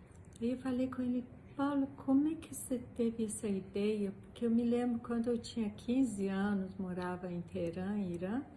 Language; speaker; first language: Portuguese; non-native, fluent; Persian